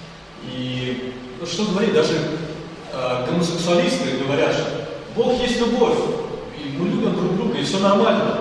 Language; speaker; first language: Russian; native; Russian